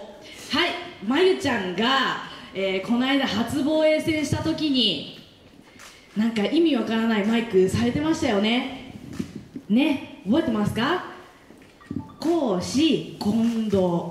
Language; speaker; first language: Japanese; native; Japanese